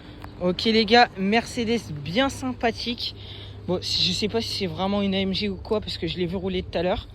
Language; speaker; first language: French; native; French